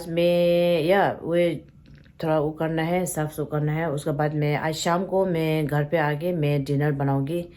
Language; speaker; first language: Hindi; non-native, local second language; Tibetan